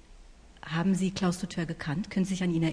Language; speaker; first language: German; native; German